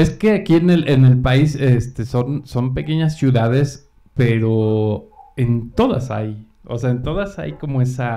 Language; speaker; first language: Spanish; native; Spanish